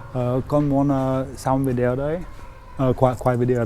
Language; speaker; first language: Vietnamese; non-native, learner; Lithuanian